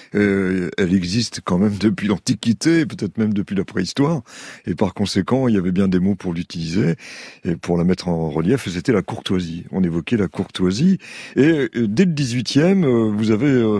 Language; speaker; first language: French; native; French